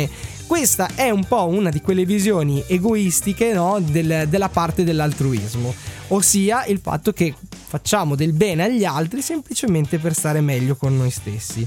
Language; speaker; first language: Italian; native; Italian